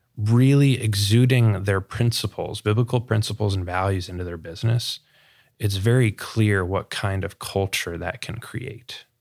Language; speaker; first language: English; native; English